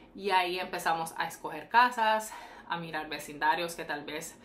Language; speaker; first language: Spanish; early bilingual, heritage; Spanish